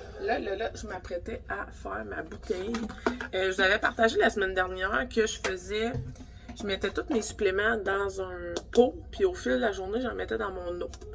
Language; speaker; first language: French; native; French